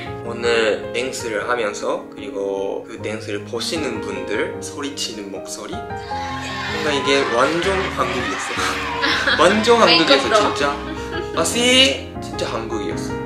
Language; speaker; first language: Korean; non-native, fluent; Japanese